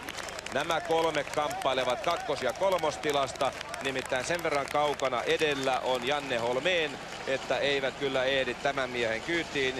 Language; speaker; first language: Finnish; native; Finnish